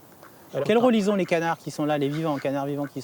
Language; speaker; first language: French; native; French